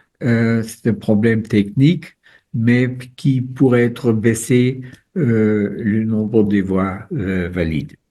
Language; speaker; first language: French; non-native, fluent; German